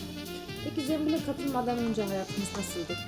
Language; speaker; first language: Turkish; native; Turkish